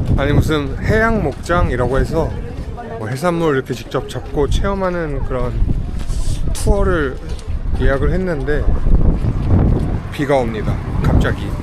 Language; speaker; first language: Korean; native; Korean